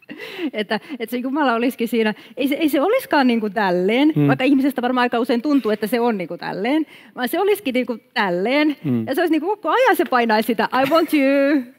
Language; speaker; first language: Finnish; native; Finnish